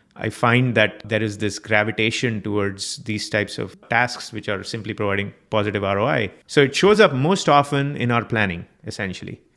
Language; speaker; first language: English; non-native, local second language; Gujarati